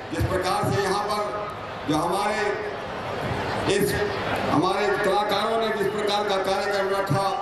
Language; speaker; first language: Hindi; native; Hindi